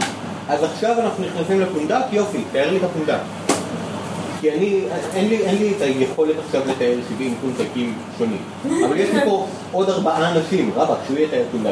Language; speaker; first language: Hebrew; native; Hebrew